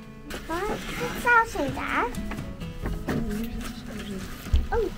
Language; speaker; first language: Dutch; early bilingual, heritage; Dutch